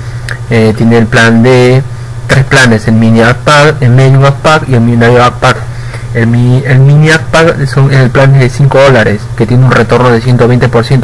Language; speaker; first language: Spanish; native; Spanish